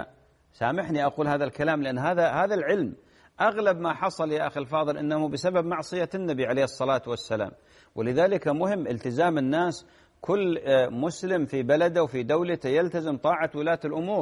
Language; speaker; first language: Arabic; native; Arabic